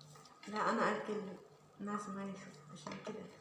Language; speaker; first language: Arabic; non-native, learner; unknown